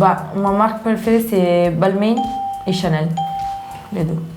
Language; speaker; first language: French; non-native, learner; Italian